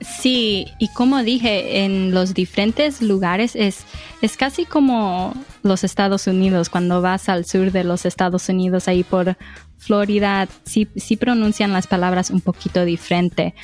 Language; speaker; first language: Spanish; early bilingual, heritage; Spanish